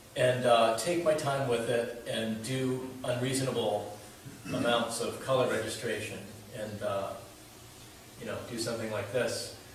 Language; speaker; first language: English; native; English